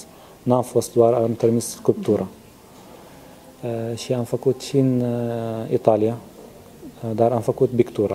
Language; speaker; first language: Romanian; non-native, learner; Arabic